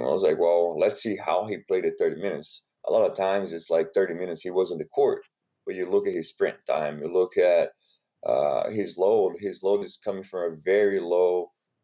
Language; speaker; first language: English; non-native, fluent; Portuguese